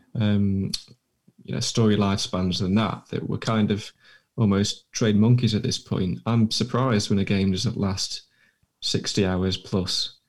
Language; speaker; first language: English; native; English